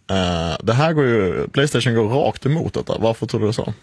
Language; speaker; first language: Swedish; native; Swedish